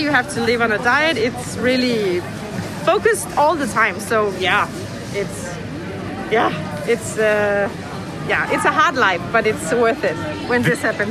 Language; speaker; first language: English; non-native, fluent; Danish